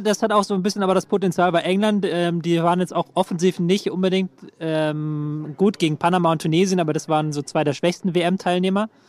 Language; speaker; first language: German; native; German